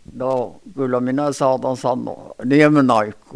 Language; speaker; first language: Finnish; early bilingual, heritage; Finnish